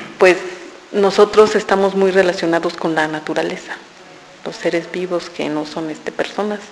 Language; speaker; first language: Spanish; non-native, local second language; Tzotzil